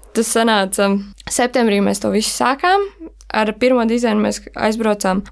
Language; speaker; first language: Latvian; native; Latvian